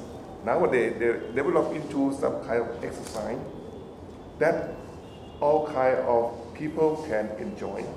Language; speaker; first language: English; non-native, fluent; Thai